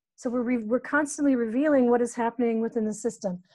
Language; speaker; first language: English; native; English